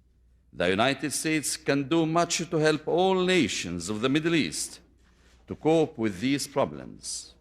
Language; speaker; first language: English; non-native, fluent; Arabic